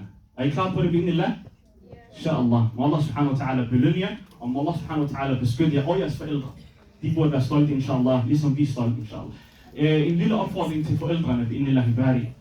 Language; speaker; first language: Danish; early bilingual, other home language; Somali